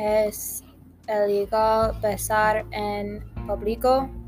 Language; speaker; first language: Spanish; non-native, learner; English